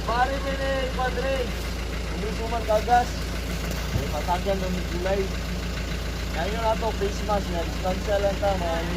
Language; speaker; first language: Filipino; non-native, local second language; Cebuano